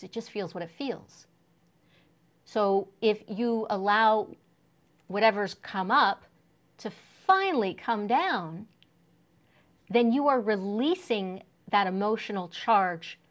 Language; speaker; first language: English; native; English